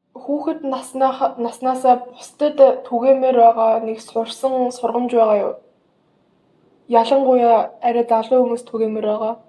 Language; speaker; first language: Mongolian; early bilingual, heritage; Mongolian